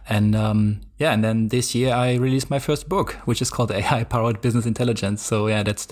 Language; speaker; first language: English; non-native, fluent; German